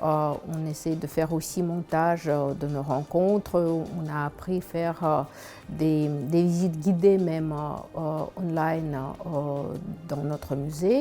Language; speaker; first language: French; non-native, fluent; Russian